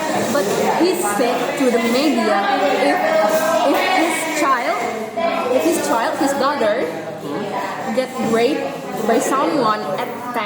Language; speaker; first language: English; non-native, learner; Indonesian